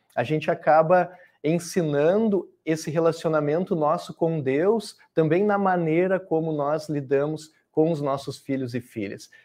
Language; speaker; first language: Portuguese; native; Portuguese